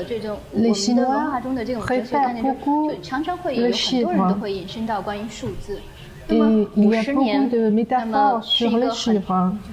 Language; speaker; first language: French; non-native, learner; Chinese